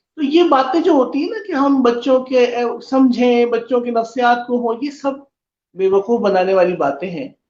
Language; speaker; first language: Urdu; native; Urdu